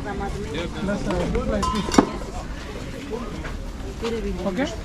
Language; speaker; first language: English; non-native, local second language; Malayalam